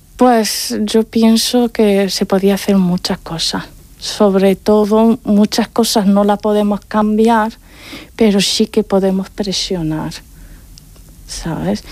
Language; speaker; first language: Spanish; non-native, fluent; Arabic